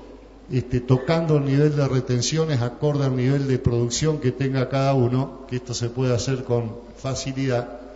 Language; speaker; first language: Spanish; native; Spanish